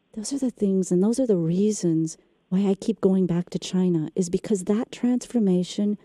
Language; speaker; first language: English; native; English